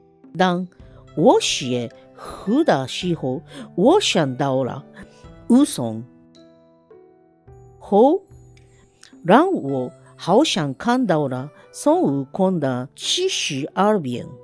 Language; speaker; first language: Chinese; non-native, fluent; Japanese